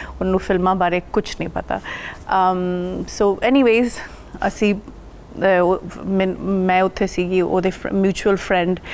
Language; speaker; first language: Punjabi; early bilingual, heritage; Punjabi